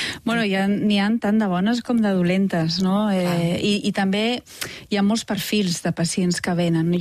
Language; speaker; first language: Catalan; native; Catalan